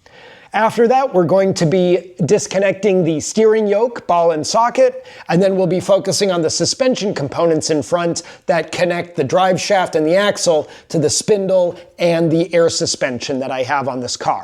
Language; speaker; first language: English; native; English